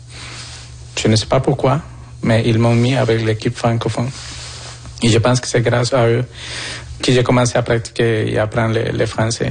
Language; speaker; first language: French; non-native, fluent; Spanish